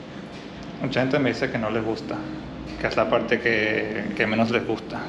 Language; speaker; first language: Spanish; non-native, learner; English